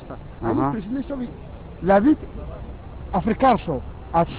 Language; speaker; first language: Russian; non-native, learner; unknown